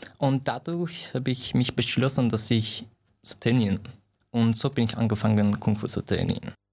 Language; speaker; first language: German; non-native, fluent; Persian